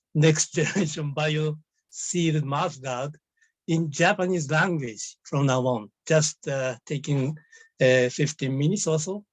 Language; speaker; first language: English; non-native, learner; Japanese